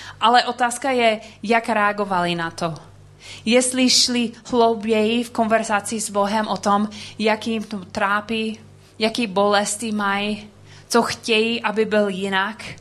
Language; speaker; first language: Czech; non-native, learner; English